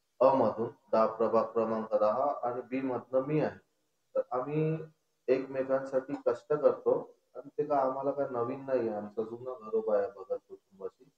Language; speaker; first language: Marathi; non-native, local second language; Konkani